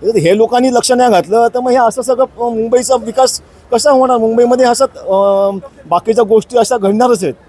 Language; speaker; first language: Marathi; native; Marathi